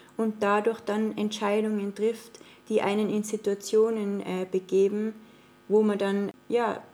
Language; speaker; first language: German; native; German